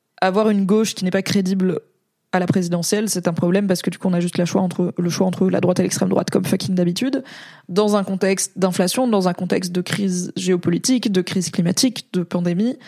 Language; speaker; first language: French; native; French